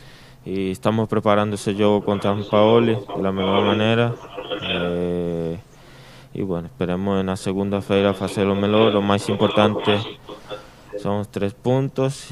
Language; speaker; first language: Portuguese; non-native, learner; Spanish